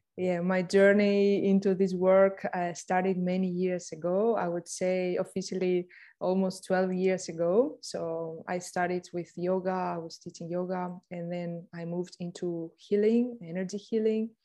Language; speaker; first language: English; non-native, fluent; Greek